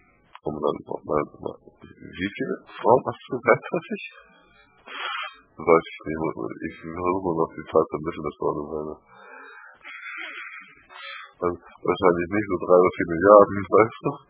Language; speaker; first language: German; native; German